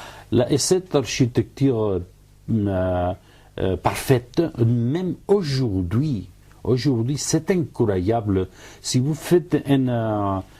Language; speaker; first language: French; non-native, learner; Catalan